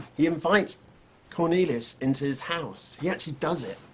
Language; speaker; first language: English; native; English